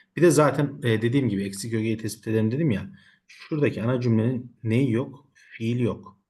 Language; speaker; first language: Turkish; native; Turkish